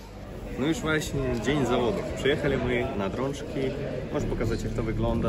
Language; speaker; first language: Polish; non-native, learner; Ukrainian